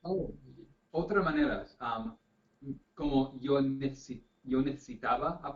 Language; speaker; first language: Spanish; non-native, fluent; English